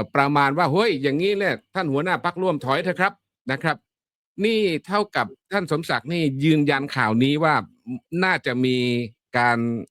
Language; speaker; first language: Thai; native; Thai